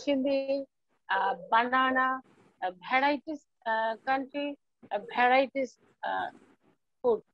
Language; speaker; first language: English; non-native, learner; Bangla